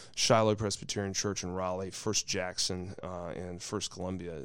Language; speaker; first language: English; native; English